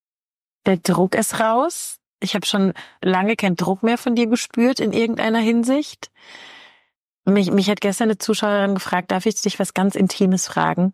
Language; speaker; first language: German; native; German